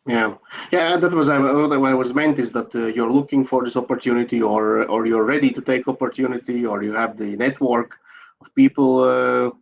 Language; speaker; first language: English; non-native, fluent; Latvian